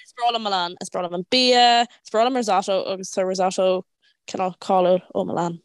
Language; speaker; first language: Irish; non-native, local second language; English